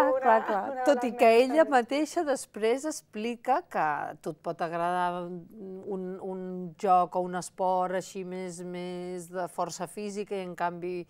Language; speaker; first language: Catalan; native; Catalan